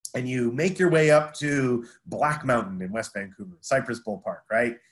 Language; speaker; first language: English; native; English